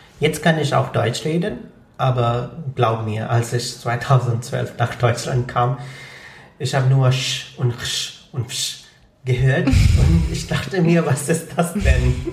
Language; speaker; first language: German; non-native, fluent; Punjabi